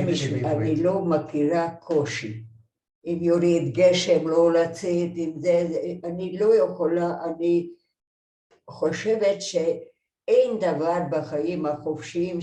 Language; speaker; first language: Hebrew; non-native, fluent; Hungarian